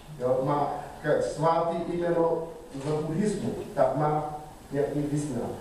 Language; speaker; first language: Czech; non-native, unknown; Vietnamese